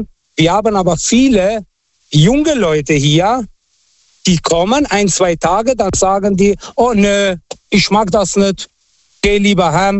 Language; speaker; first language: German; non-native, fluent; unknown